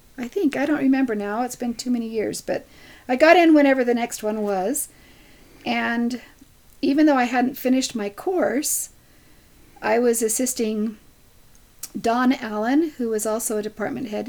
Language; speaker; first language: English; native; English